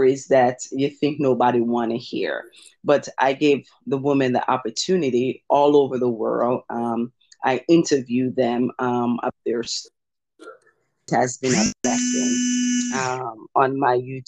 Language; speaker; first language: English; early bilingual, other home language; Jamaican Creole English